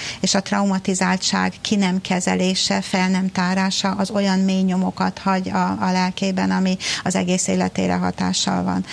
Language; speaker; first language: Hungarian; native; Hungarian